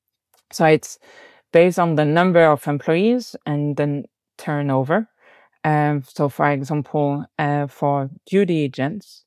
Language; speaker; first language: English; non-native, fluent; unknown